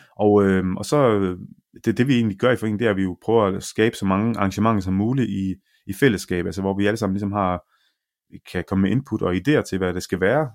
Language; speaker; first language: Danish; early bilingual, other home language; Arabic